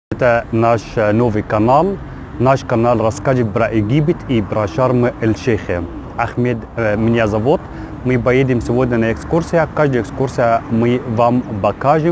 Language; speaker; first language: Russian; non-native, learner; Arabic